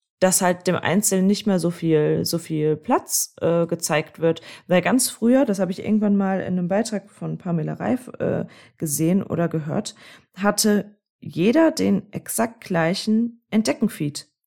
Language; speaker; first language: German; native; German